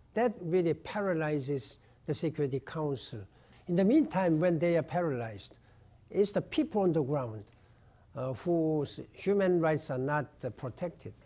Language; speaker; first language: English; non-native, fluent; Korean